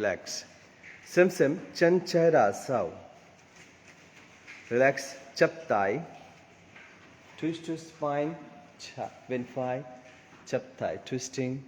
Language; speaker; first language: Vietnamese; non-native, learner; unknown